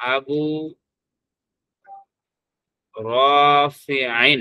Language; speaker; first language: Arabic; non-native, fluent; Bangla